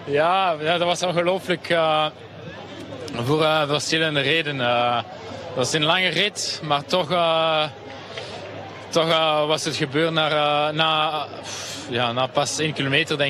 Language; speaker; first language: Dutch; non-native, local second language; French